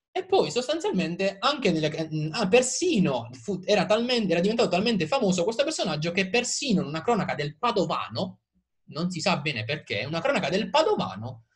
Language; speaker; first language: Italian; native; Italian